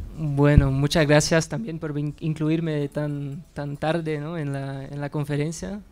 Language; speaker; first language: Spanish; non-native, fluent; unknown